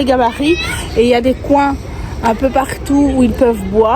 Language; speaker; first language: French; native; French